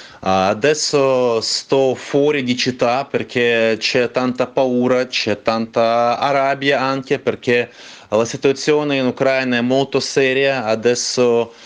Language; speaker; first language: Italian; non-native, fluent; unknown